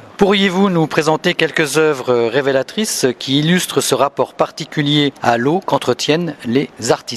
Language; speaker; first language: French; native; French